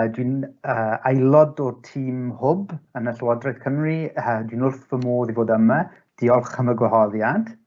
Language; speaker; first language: Welsh; non-native, learner; English